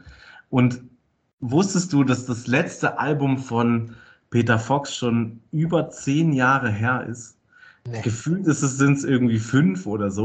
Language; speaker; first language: German; native; German